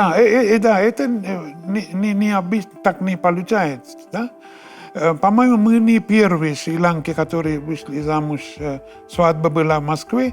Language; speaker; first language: Russian; non-native, fluent; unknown